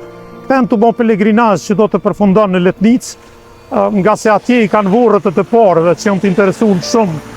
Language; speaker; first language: Albanian; native; Albanian